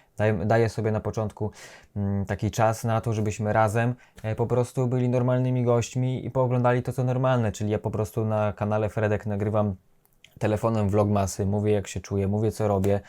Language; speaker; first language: Polish; native; Polish